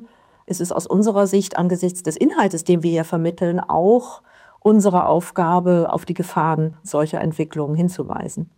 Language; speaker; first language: German; native; German